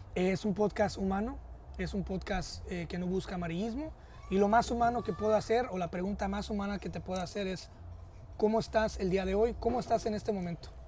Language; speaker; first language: Spanish; early bilingual, heritage; Spanish